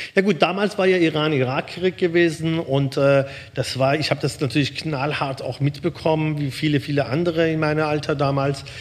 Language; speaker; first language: German; early bilingual, other home language; Persian